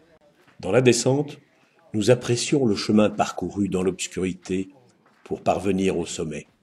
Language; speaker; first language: French; native; French